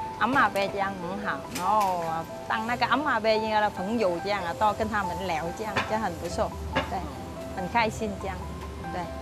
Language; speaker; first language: Chinese; non-native, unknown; Vietnamese